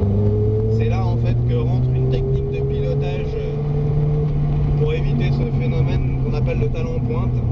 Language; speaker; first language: French; native; French